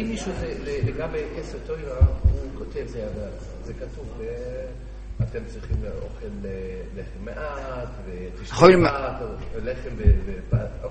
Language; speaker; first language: Hebrew; non-native, fluent; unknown